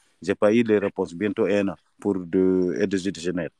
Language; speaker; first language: French; non-native, learner; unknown